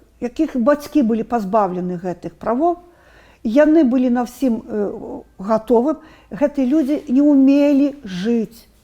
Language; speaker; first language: Belarusian; non-native, local second language; Russian